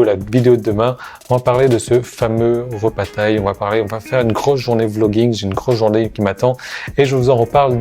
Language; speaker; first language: French; native; French